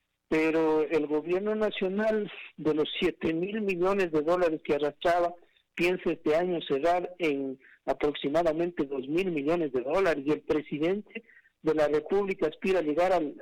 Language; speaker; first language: Spanish; native; Spanish